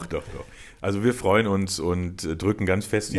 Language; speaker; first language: German; native; German